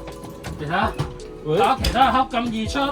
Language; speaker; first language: Chinese; native; Chinese